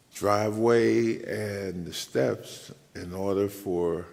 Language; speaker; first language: English; native; English